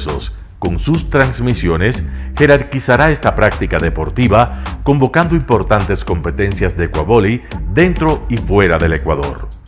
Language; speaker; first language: Spanish; native; Spanish